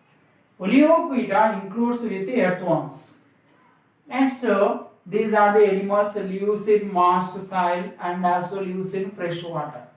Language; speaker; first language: English; non-native, local second language; Telugu